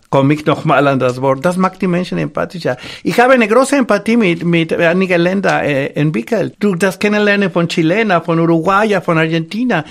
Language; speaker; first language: German; non-native, fluent; Spanish